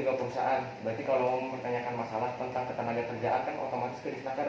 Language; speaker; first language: Indonesian; native; Indonesian